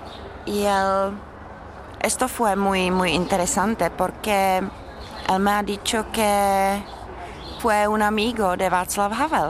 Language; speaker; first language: Spanish; non-native, fluent; Czech